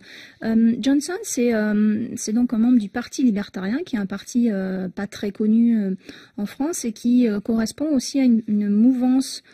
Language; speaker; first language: French; native; French